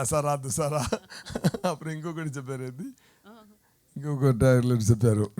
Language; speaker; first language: Telugu; non-native, learner; Tamil